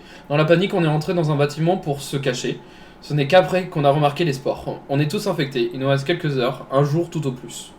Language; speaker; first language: French; native; French